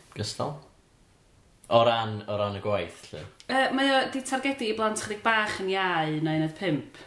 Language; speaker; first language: Welsh; native; Welsh